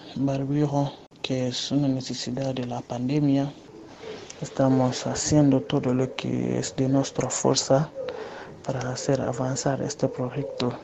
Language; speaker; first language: Spanish; non-native, learner; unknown